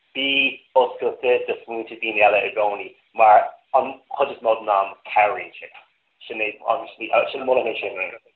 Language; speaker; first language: Irish; non-native, local second language; English